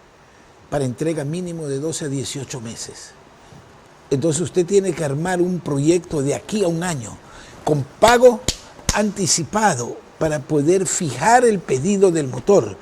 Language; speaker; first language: Spanish; native; Spanish